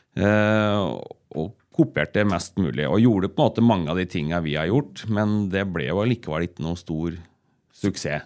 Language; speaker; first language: Norwegian; native; Norwegian